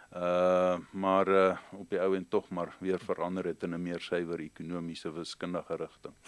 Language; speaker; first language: Afrikaans; native; Afrikaans